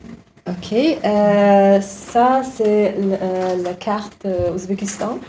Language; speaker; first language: French; non-native, learner; Uzbek